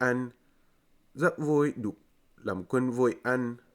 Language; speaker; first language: Vietnamese; non-native, learner; English